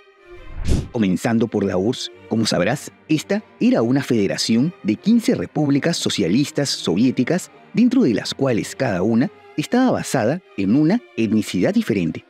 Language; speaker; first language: Spanish; native; Spanish